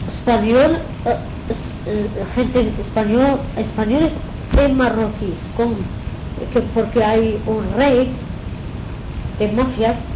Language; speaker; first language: Spanish; non-native, fluent; Arabic